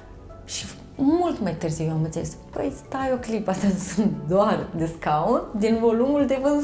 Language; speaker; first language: Romanian; native; Romanian